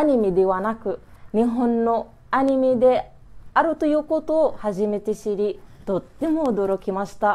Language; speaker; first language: Japanese; non-native, learner; Arabic